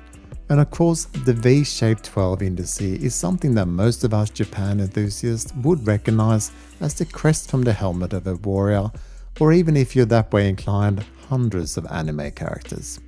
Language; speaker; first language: English; native; English